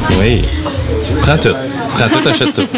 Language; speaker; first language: French; native; French